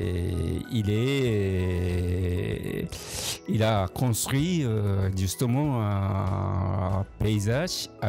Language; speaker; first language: French; non-native, learner; Japanese